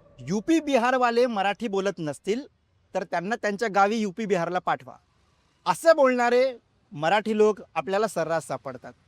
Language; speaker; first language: Marathi; native; Marathi